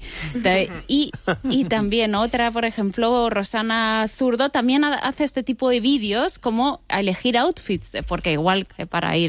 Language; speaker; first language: Spanish; native; Spanish